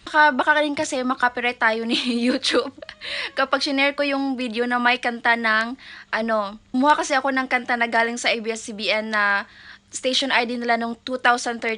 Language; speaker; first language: Filipino; native; Filipino